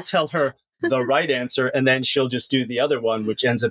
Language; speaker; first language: English; native; English